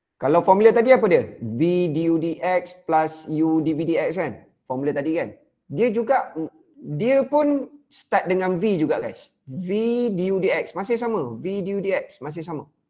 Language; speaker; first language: Malay; native; Malay